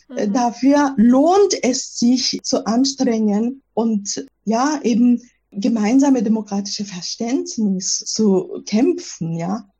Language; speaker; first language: German; non-native, fluent; Japanese